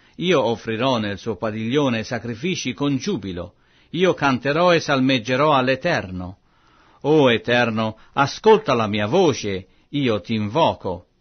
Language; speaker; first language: Italian; non-native, fluent; French